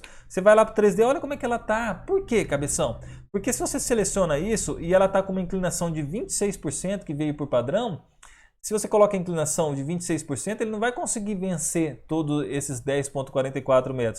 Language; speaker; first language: Portuguese; native; Portuguese